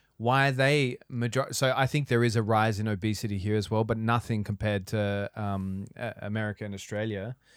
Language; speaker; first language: English; native; English